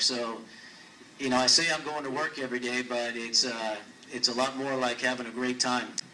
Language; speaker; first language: English; early bilingual, other home language; Spanish